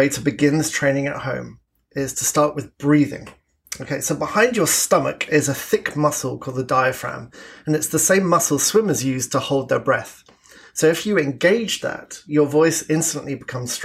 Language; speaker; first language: English; native; English